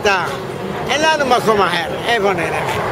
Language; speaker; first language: Hebrew; early bilingual, other home language; Arabic